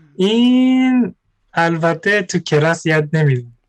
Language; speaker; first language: Persian; non-native, learner; Japanese